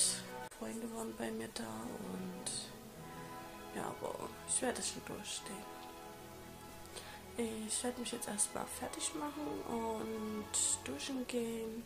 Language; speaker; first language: German; native; German